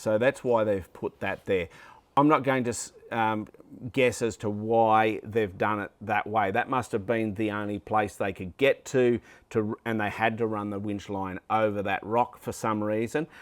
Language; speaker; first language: English; native; English